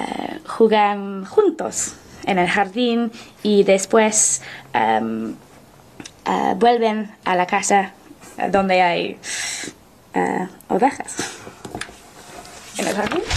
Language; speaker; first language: Spanish; non-native, learner; English